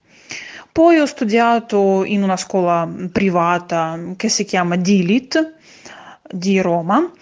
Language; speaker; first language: Italian; non-native, fluent; Russian